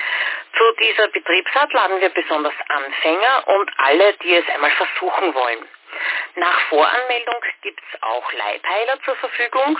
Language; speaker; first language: German; native; German